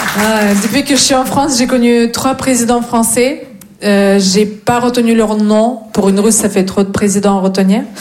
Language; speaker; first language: French; non-native, fluent; Russian